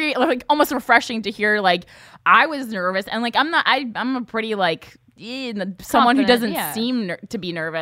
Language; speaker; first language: English; native; English